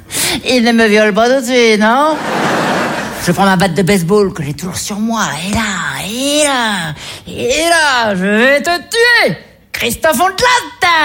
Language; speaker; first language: French; native; French